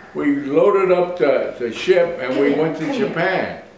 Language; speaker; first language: English; native; English